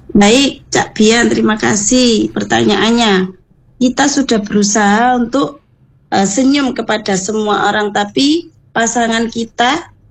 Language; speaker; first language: Indonesian; non-native, local second language; Javanese